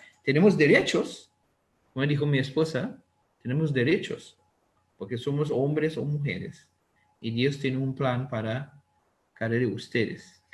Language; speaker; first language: Spanish; non-native, learner; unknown